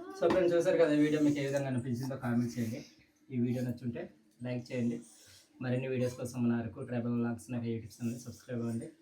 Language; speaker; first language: Telugu; non-native, local second language; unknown